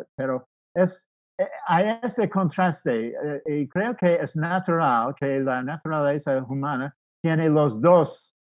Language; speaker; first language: Spanish; non-native, fluent; English